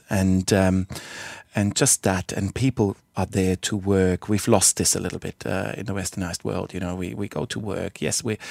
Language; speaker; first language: English; non-native, fluent; Swiss German